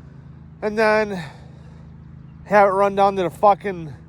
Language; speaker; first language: English; native; English